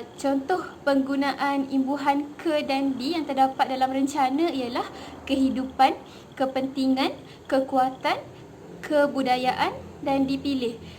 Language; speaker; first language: Malay; native; Malay